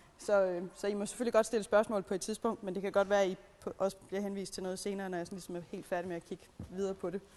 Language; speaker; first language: Danish; native; Danish